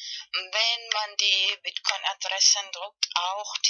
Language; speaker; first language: German; non-native, learner; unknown